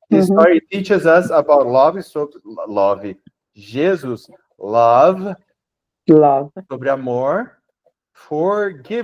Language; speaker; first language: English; non-native, fluent; Portuguese